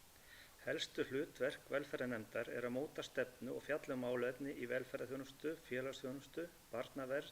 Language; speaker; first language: Icelandic; native; Icelandic